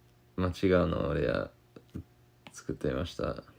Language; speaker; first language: Japanese; non-native, learner; English